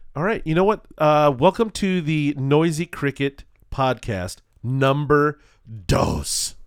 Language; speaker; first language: English; native; English